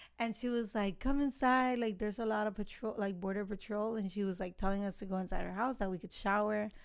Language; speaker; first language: English; early bilingual, other home language; Spanish